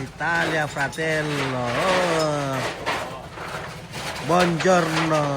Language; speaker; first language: Italian; non-native, learner; Indonesian